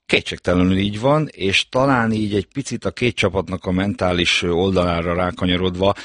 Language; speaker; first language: Hungarian; native; Hungarian